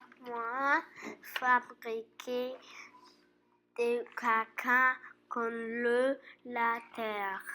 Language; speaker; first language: French; non-native, learner; Portuguese